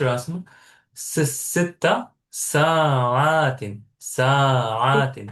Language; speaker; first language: Arabic; non-native, fluent; Urdu